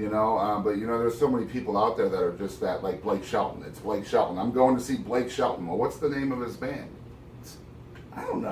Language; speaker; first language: English; native; English